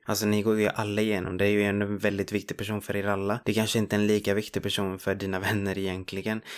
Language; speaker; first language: Swedish; early bilingual, other home language; Spanish